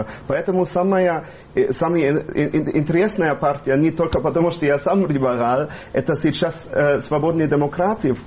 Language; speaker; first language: Russian; non-native, fluent; German